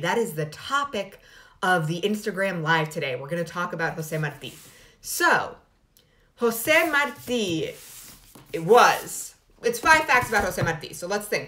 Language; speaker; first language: English; early bilingual, other home language; Spanish